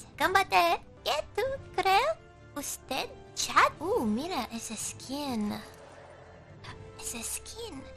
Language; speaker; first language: Spanish; non-native, learner; English